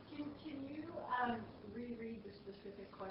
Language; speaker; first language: English; native; English